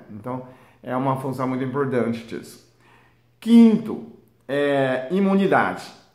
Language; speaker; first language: Portuguese; non-native, fluent; Chinese